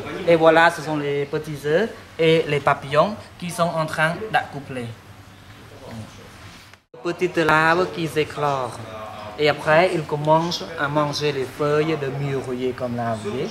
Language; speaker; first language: French; non-native, fluent; Khmer